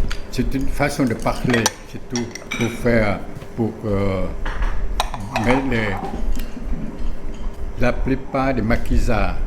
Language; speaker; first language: French; non-native, local second language; Vietnamese